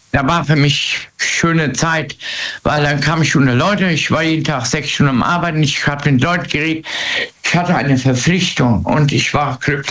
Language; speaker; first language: German; native; German